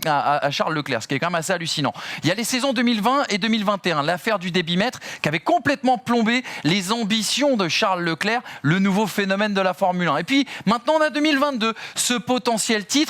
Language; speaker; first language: French; native; French